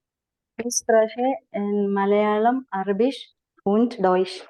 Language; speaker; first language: German; non-native, learner; Malayalam